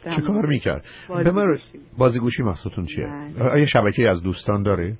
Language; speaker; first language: Persian; native; Persian